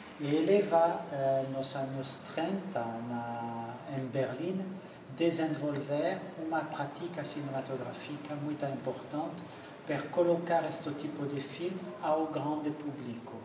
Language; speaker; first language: Portuguese; non-native, learner; French